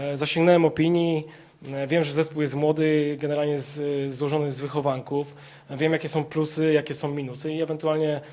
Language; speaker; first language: Polish; native; Polish